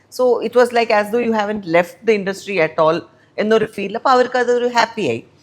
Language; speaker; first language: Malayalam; non-native, local second language; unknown